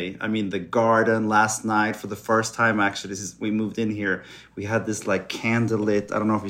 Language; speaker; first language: English; non-native, fluent; Swedish